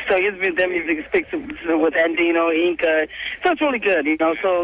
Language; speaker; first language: English; non-native, learner; Spanish